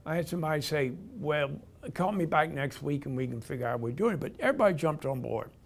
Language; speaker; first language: English; native; English